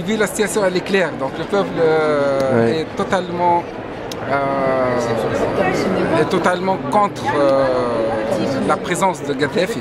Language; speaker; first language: French; non-native, local second language; Arabic